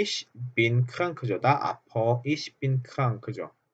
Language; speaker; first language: German; non-native, fluent; Korean